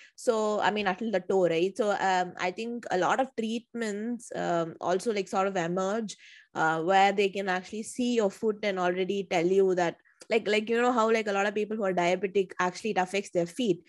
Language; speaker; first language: English; non-native, local second language; Tamil